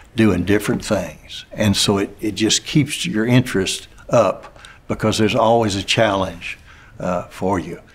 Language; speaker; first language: English; native; English